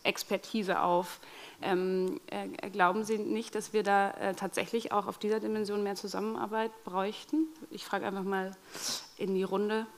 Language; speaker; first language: German; native; German